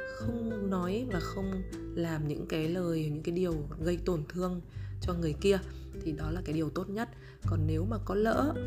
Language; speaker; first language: Vietnamese; native; Vietnamese